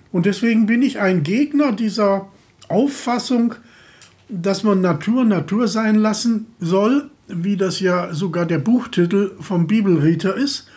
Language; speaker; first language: German; native; German